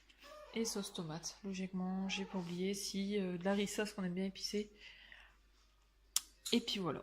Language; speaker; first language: French; native; French